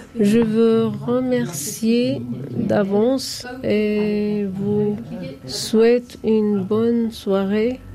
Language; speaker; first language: French; non-native, fluent; Arabic